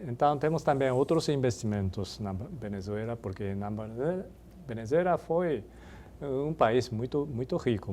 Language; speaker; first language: Portuguese; non-native, fluent; Japanese